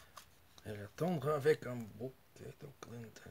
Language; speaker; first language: French; non-native, fluent; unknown